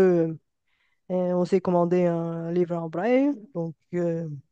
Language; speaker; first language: French; non-native, fluent; Bulgarian